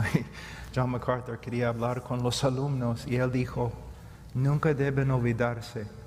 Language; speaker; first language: Spanish; non-native, fluent; English